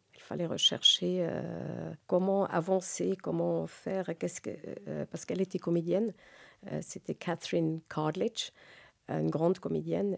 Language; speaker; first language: French; non-native, local second language; Swiss German